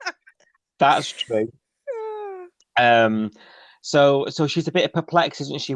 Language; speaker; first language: English; native; English